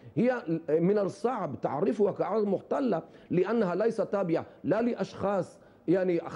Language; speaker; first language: Arabic; non-native, fluent; Hebrew